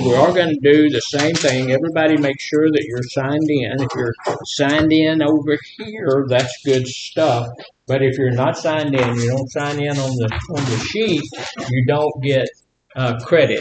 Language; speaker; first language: English; native; English